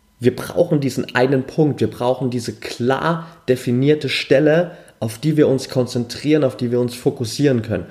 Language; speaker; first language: German; native; German